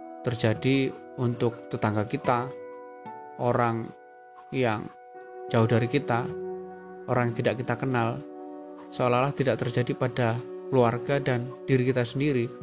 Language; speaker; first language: Indonesian; native; Indonesian